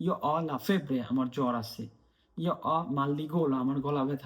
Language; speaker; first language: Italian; non-native, fluent; Bangla